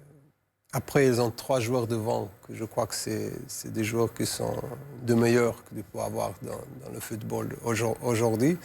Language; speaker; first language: French; non-native, fluent; Portuguese